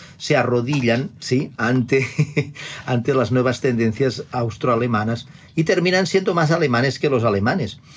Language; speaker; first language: Spanish; non-native, local second language; Catalan